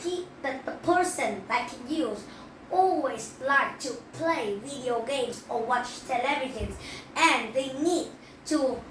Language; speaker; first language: English; non-native, learner; Vietnamese